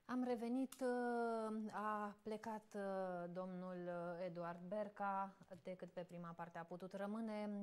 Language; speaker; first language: Romanian; native; Romanian